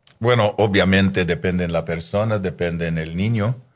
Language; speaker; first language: Spanish; non-native, fluent; English